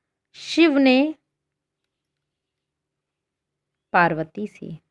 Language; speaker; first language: Hindi; native; Hindi